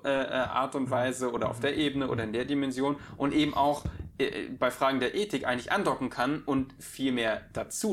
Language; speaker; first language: German; native; German